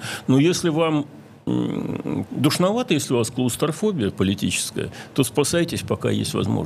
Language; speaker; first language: Russian; native; Russian